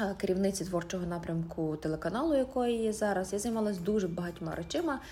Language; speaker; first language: Ukrainian; native; Ukrainian